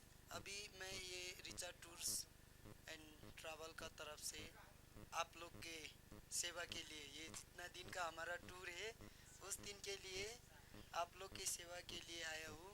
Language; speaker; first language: Hindi; non-native, fluent; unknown